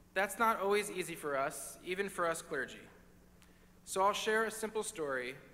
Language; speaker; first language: English; native; English